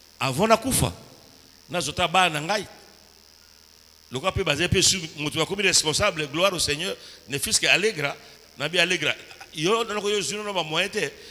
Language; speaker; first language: Lingala; native; Lingala